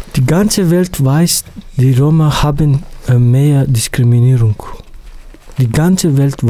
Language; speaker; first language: German; non-native, learner; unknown